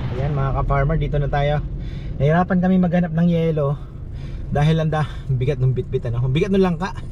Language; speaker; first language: Filipino; non-native, local second language; Bikol